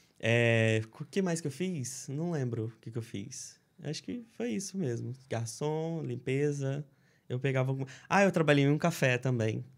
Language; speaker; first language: Portuguese; native; Portuguese